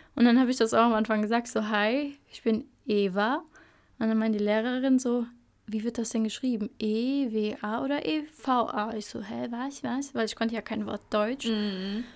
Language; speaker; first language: German; early bilingual, other home language; Albanian